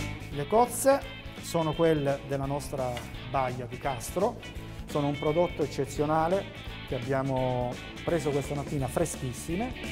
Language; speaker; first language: Italian; native; Italian